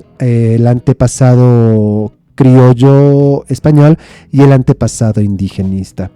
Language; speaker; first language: Spanish; native; Spanish